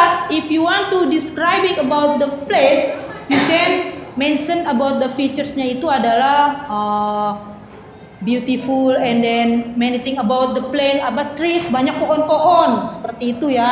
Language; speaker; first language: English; non-native, learner; Indonesian